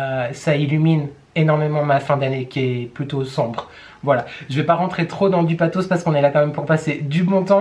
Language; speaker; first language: French; native; French